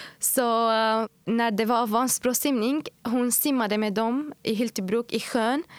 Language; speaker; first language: Swedish; non-native, fluent; Arabic